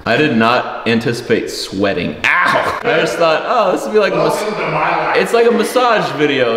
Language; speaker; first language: English; native; English